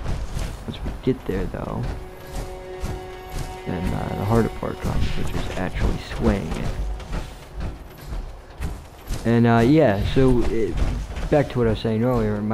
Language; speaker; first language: English; native; English